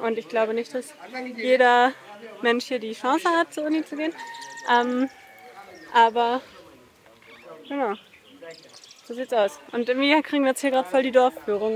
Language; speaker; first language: German; native; German